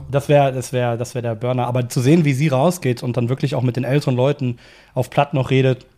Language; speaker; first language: German; native; German